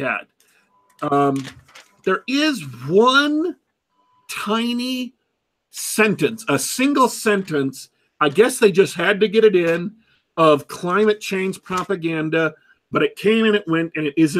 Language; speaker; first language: English; native; English